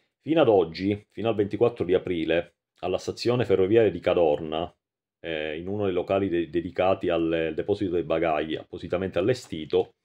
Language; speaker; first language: Italian; native; Italian